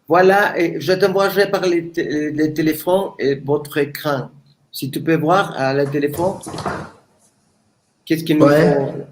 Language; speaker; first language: French; non-native, learner; Spanish